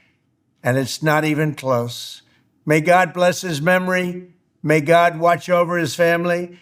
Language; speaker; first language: English; native; English